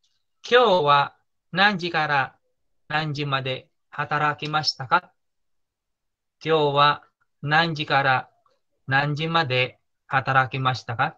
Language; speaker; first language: Japanese; non-native, fluent; Filipino